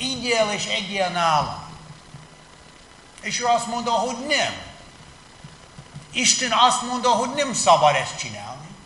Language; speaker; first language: Hungarian; non-native, fluent; English